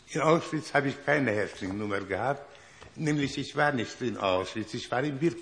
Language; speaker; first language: German; non-native, learner; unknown